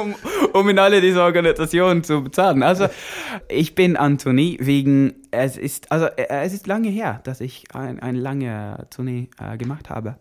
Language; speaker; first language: German; non-native, learner; Norwegian